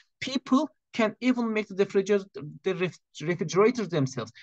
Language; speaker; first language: English; non-native, fluent; Azerbaijani